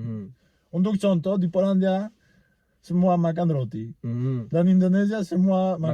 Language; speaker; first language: Indonesian; non-native, learner; Polish